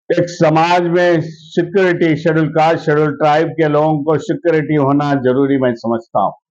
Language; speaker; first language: Hindi; non-native, local second language; Marathi